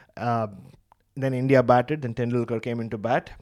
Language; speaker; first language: English; non-native, local second language; Tamil